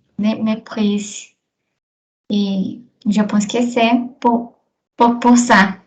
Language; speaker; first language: French; non-native, learner; Portuguese